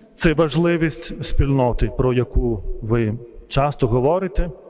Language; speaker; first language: Ukrainian; non-native, fluent; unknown